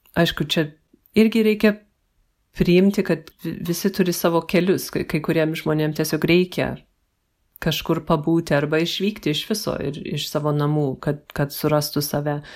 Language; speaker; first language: Lithuanian; early bilingual, heritage; Lithuanian